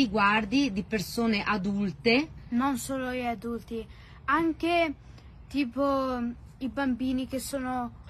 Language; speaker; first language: Italian; early bilingual, heritage; Italian